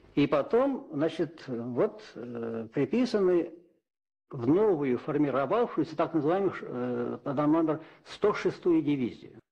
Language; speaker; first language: Russian; non-native, local second language; Finnish